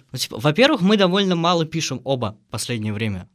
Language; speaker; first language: Russian; native; Russian